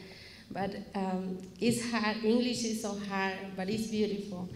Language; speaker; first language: English; non-native, learner; Spanish